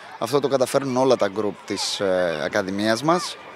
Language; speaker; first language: Greek; native; Greek